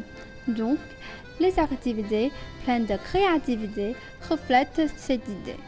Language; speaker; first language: French; non-native, fluent; Chinese